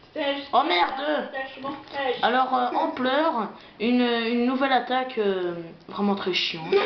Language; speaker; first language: French; native; French